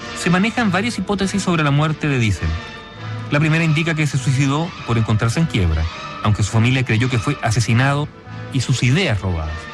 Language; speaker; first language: Spanish; native; Spanish